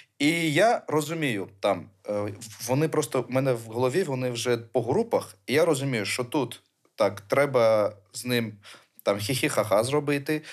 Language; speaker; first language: Ukrainian; early bilingual, other home language; Armenian